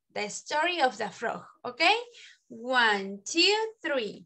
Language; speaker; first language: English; non-native, learner; Spanish